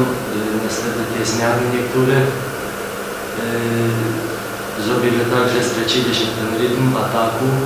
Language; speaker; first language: Polish; non-native, fluent; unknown